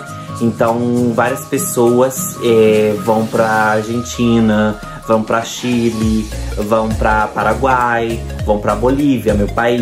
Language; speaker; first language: Portuguese; non-native, fluent; Spanish